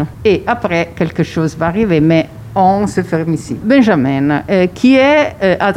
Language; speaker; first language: French; non-native, fluent; Italian